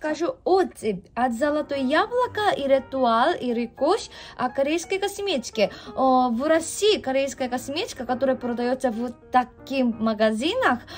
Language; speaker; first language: Russian; non-native, learner; Korean